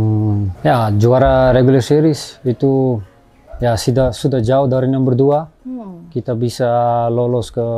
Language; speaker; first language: Indonesian; non-native, fluent; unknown